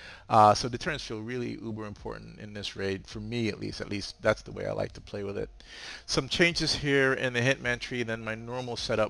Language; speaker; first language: English; native; English